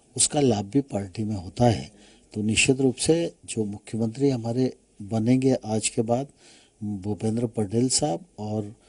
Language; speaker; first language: Hindi; native; Hindi